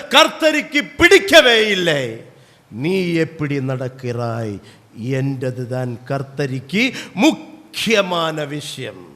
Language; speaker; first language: Tamil; non-native, local second language; Malayalam